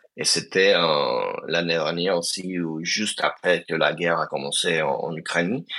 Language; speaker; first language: French; non-native, fluent; Spanish